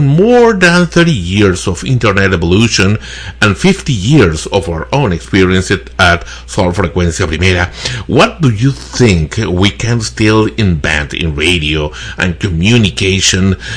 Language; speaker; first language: English; non-native, fluent; Spanish